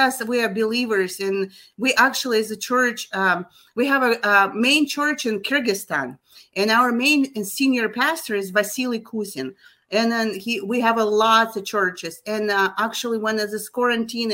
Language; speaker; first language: English; non-native, fluent; Russian